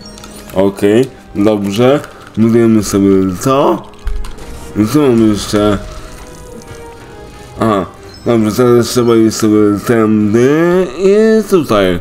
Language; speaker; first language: Polish; native; Polish